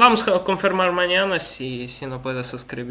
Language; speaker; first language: Spanish; non-native, learner; Russian